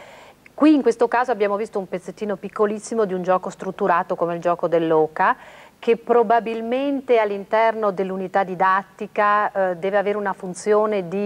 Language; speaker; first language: Italian; native; Italian